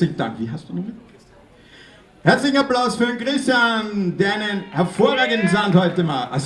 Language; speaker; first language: German; native; German